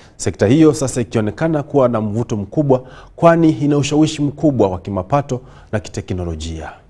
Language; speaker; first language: Swahili; non-native, local second language; Gusii